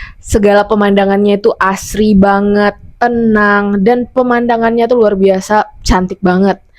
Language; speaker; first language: Indonesian; native; Indonesian